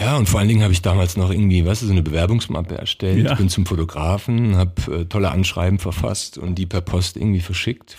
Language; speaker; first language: German; early bilingual, other home language; Croatian